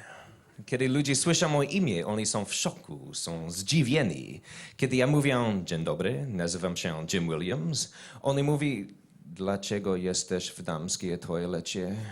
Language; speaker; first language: Polish; non-native, learner; English